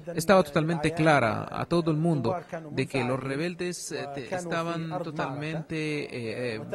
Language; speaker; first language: Spanish; non-native, fluent; Arabic